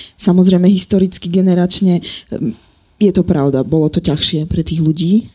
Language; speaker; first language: Slovak; native; Slovak